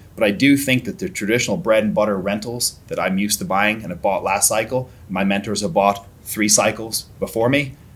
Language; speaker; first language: English; native; English